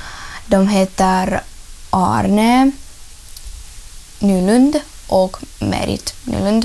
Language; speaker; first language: Swedish; non-native, learner; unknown